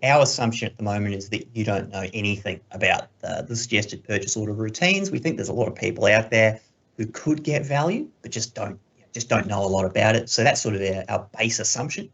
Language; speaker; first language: English; native; English